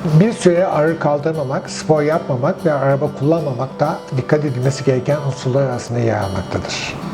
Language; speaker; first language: Turkish; native; Turkish